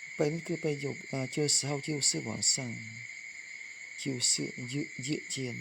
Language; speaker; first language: Chinese; non-native, learner; Khmer